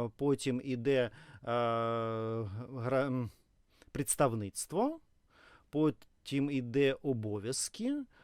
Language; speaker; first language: Ukrainian; non-native, local second language; Russian